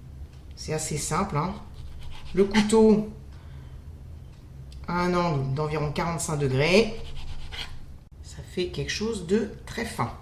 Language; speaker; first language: French; native; French